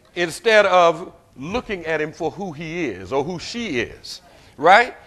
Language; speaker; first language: English; native; English